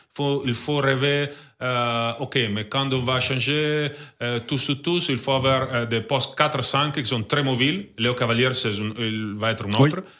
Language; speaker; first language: French; non-native, learner; Italian